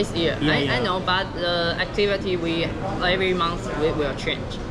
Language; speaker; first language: English; non-native, learner; Chinese